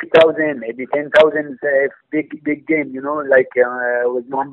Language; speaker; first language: English; non-native, learner; Arabic